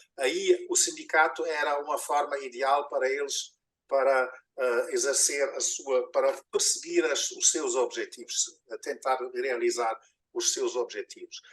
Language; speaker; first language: Portuguese; non-native, fluent; German